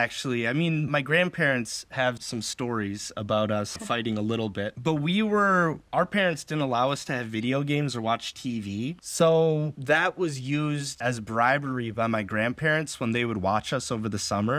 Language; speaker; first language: English; native; English